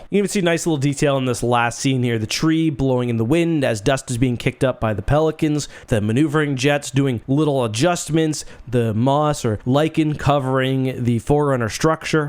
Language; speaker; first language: English; native; English